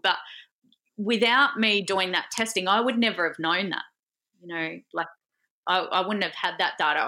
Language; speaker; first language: English; native; English